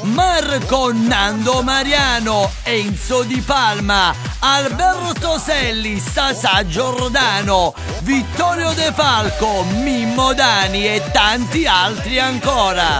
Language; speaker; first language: Italian; native; Italian